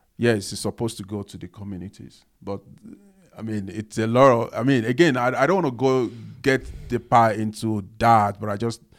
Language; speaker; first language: English; non-native, local second language; Yoruba